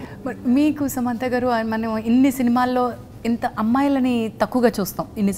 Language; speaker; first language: Telugu; native; Telugu